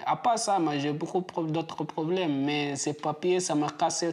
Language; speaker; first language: French; non-native, learner; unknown